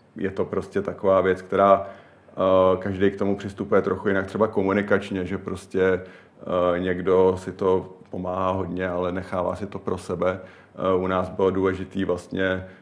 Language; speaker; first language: Czech; native; Czech